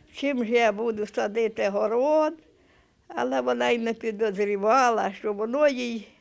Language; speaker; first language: Ukrainian; native; Ukrainian